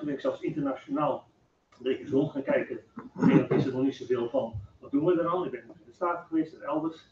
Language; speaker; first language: Dutch; native; Dutch